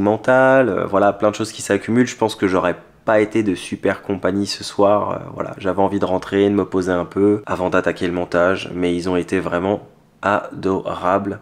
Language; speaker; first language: French; native; French